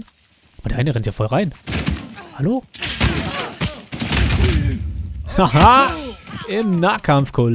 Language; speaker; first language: German; native; German